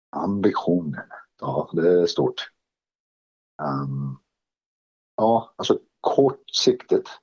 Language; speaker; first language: Swedish; non-native, fluent; English